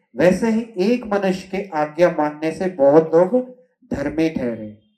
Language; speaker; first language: Hindi; non-native, local second language; Telugu